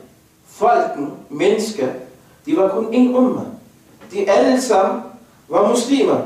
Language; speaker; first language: Danish; non-native, fluent; Arabic